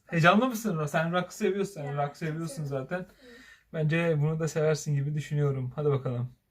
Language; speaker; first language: Turkish; native; Turkish